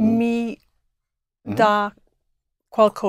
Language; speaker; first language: Italian; non-native, learner; English